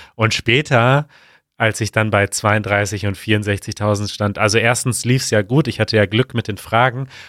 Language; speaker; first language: German; native; German